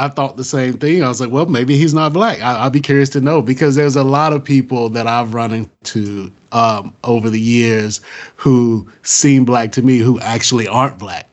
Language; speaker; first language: English; native; English